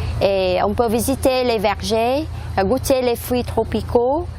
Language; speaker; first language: French; non-native, local second language; Vietnamese